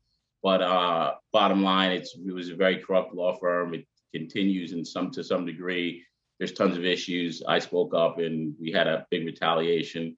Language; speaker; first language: English; native; English